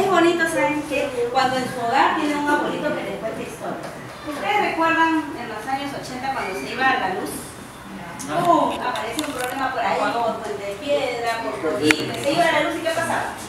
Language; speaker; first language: Spanish; native; Spanish